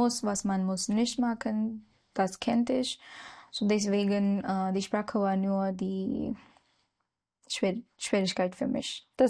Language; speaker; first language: German; non-native, learner; Marathi